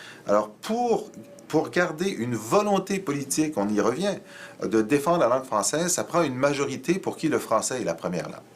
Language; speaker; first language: French; native; French